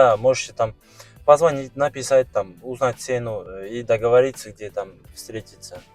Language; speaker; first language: Russian; non-native, learner; Kyrgyz